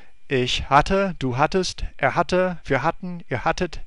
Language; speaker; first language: German; non-native, fluent; English